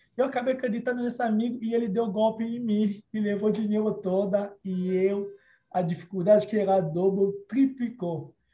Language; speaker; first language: Portuguese; non-native, fluent; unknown